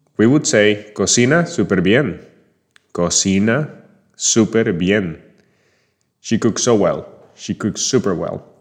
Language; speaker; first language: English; non-native, fluent; Spanish